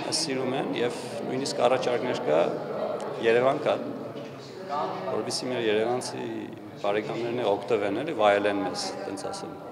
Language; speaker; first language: Armenian; native; Armenian